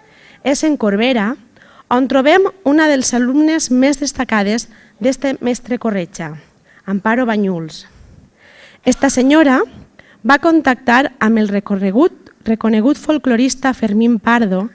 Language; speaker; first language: Catalan; native; Catalan